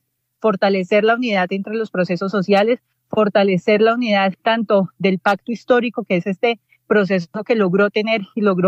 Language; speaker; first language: Spanish; native; Spanish